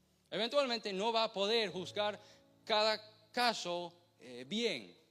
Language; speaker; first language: Spanish; non-native, fluent; English